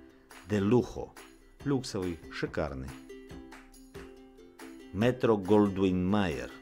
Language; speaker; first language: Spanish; non-native, fluent; Russian